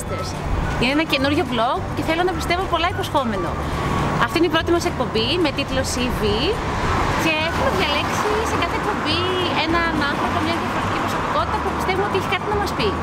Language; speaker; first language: Greek; native; Greek